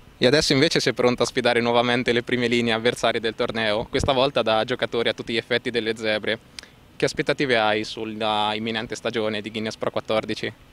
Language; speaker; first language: Italian; native; Italian